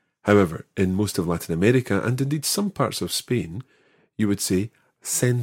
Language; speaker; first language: English; native; English